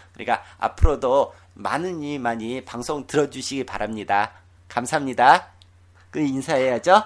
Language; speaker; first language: Korean; native; Korean